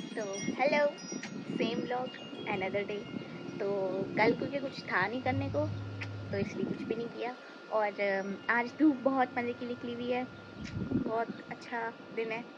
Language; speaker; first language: Urdu; native; Urdu